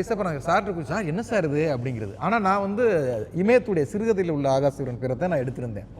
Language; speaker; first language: Tamil; native; Tamil